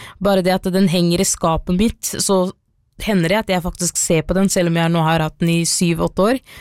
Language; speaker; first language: Norwegian; early bilingual, other home language; Somali